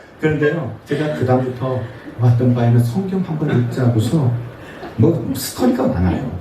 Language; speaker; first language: Korean; native; Korean